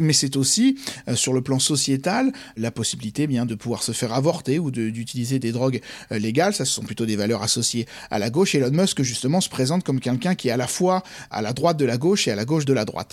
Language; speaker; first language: French; native; French